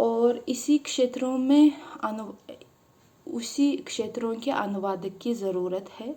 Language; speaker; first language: Hindi; non-native, fluent; Uzbek